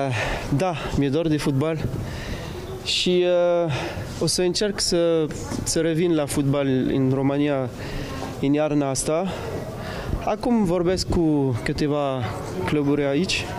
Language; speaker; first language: Romanian; non-native, learner; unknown